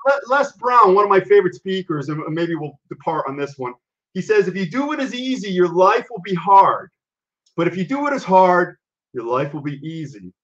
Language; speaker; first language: English; native; English